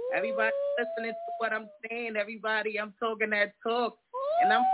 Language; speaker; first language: English; native; English